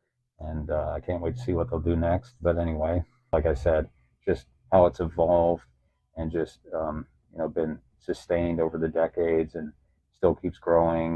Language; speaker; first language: English; native; English